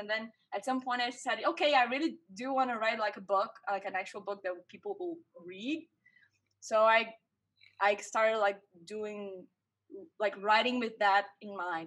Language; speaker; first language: English; non-native, fluent; Portuguese